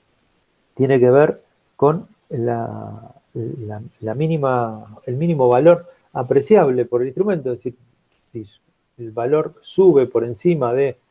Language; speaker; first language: Spanish; native; Spanish